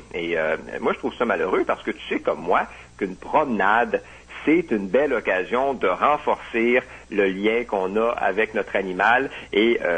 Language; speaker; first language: French; native; French